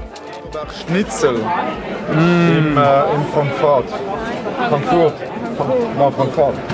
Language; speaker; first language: German; non-native, learner; French